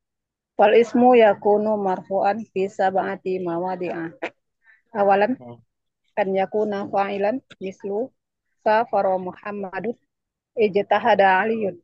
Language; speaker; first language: Arabic; non-native, learner; Indonesian